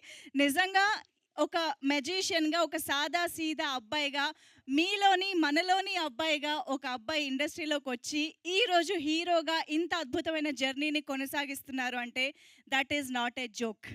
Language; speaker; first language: Telugu; native; Telugu